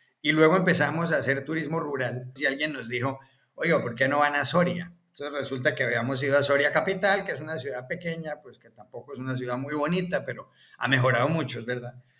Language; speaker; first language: Spanish; native; Spanish